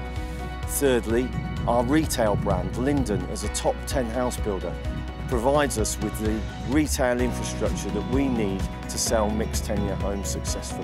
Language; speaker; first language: English; native; English